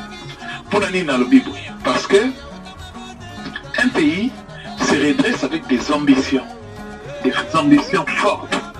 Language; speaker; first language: French; non-native, fluent; Lingala